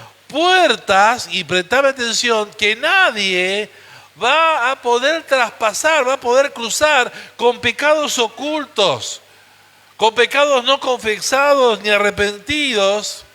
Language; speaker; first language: Spanish; native; Spanish